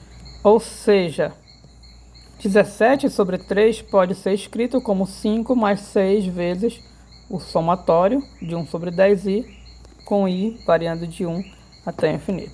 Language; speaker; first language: Portuguese; native; Portuguese